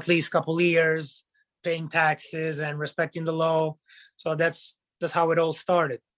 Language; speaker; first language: English; non-native, fluent; Italian